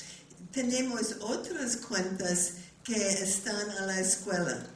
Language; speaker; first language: Spanish; non-native, learner; English